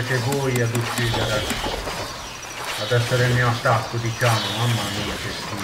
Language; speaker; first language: Italian; native; Italian